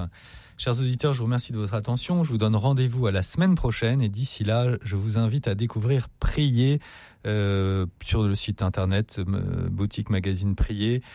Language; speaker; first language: French; native; French